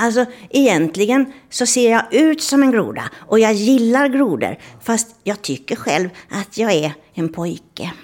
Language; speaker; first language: Swedish; native; Swedish